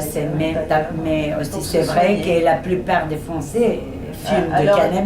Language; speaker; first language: French; non-native, fluent; Spanish